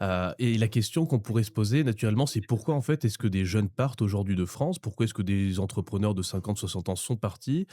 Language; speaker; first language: French; native; French